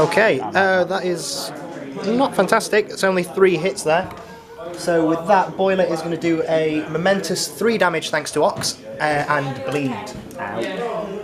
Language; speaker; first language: English; native; English